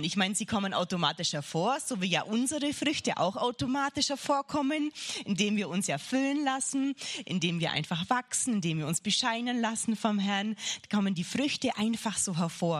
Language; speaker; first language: German; native; German